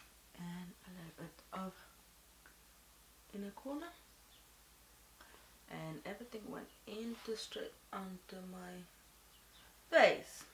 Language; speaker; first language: English; non-native, fluent; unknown